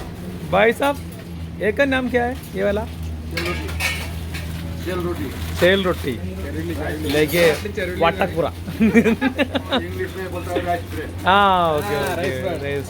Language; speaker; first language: Hindi; non-native, local second language; Malayalam